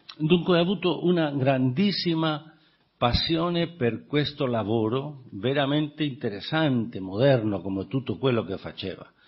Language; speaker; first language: Italian; non-native, fluent; Spanish